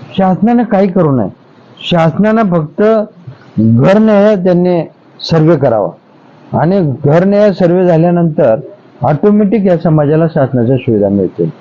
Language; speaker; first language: Marathi; non-native, local second language; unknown